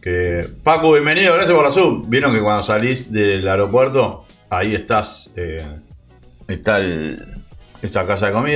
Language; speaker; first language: Spanish; native; Spanish